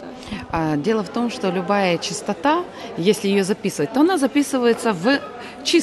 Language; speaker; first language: Polish; non-native, learner; Russian